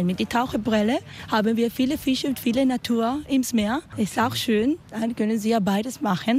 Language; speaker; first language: German; non-native, learner; Spanish